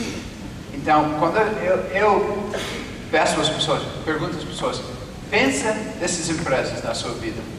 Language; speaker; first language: Portuguese; non-native, fluent; English